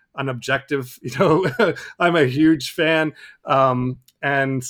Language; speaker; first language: English; native; English